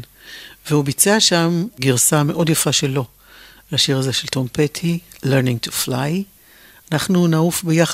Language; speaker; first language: Hebrew; native; Hebrew